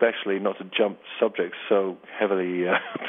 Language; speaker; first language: English; native; English